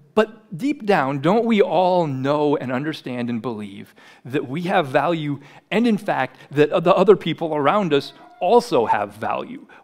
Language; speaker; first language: English; native; English